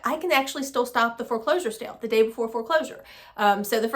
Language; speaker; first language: English; native; English